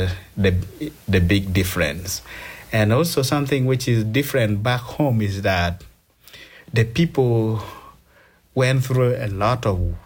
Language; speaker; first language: English; non-native, local second language; Acoli